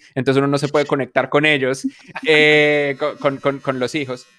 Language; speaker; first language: Spanish; native; Spanish